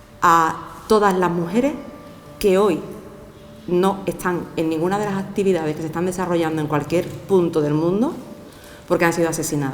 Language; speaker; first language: Spanish; native; Spanish